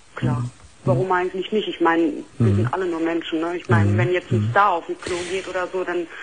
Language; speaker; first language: German; early bilingual, other home language; Arabic